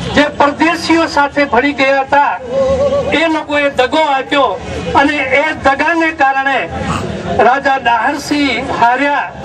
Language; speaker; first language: Gujarati; non-native, local second language; Sindhi